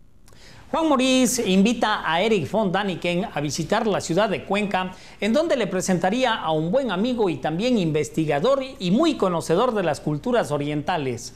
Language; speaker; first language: Spanish; native; Spanish